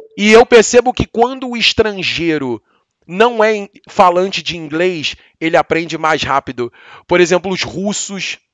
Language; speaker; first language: Portuguese; native; Portuguese